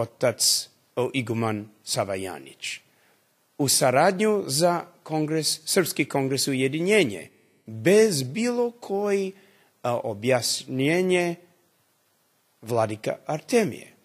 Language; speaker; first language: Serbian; early bilingual, heritage; English